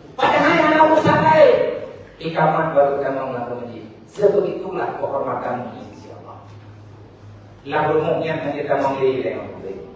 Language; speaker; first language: Malay; non-native, local second language; Achinese